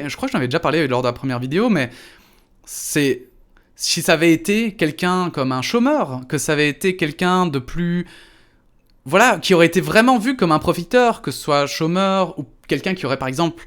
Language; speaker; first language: French; native; French